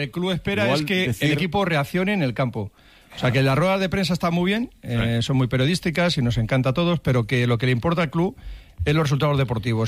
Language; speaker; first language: Spanish; native; Spanish